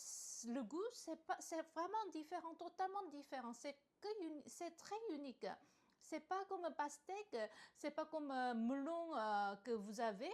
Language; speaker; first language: French; non-native, learner; Korean